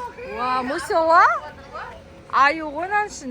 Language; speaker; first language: Korean; non-native, learner; Kazakh